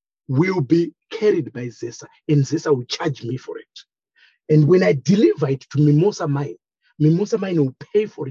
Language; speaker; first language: English; non-native, local second language; Shona